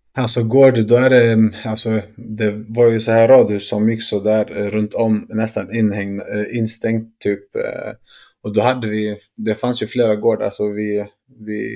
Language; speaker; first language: Swedish; early bilingual, other home language; Arabic